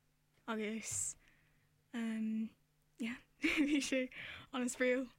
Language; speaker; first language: Irish; non-native, learner; English